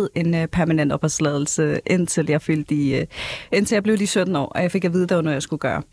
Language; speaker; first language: Danish; native; Danish